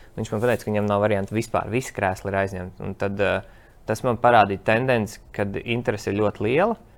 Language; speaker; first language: Latvian; native; Latvian